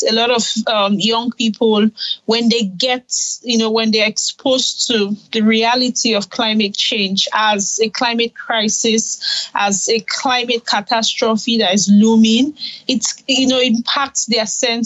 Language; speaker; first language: English; non-native, local second language; Igbo